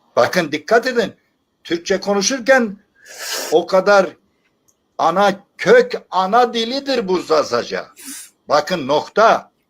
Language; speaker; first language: Turkish; non-native, local second language; Zaza